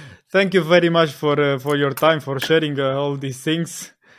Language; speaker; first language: English; non-native, fluent; Romanian